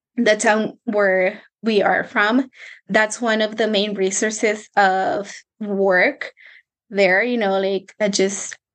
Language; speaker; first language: English; non-native, fluent; Spanish